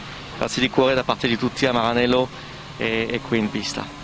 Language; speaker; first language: Italian; native; Italian